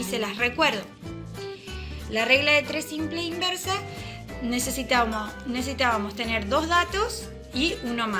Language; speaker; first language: Spanish; native; Spanish